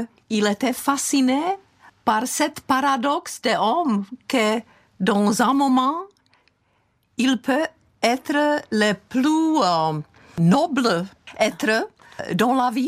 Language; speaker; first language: French; non-native, fluent; Czech